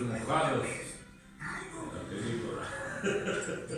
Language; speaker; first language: Spanish; non-native, learner; Russian